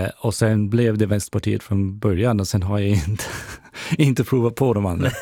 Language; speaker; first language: Swedish; non-native, fluent; English